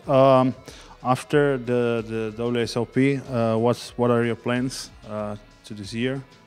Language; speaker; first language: English; non-native, learner; Portuguese